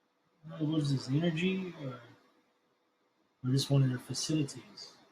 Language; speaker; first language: English; native; English